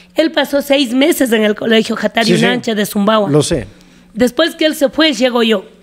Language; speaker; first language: Spanish; native; Spanish